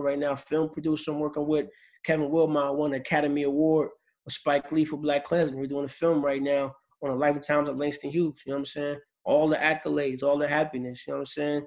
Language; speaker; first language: English; native; English